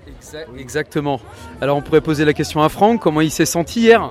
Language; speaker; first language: French; native; French